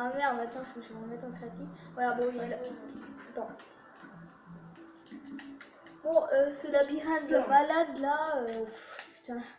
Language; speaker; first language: French; native; French